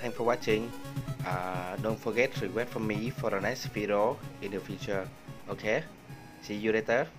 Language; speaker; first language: English; non-native, learner; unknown